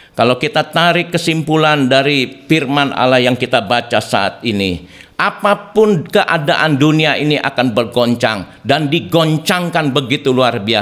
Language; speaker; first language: Indonesian; native; Indonesian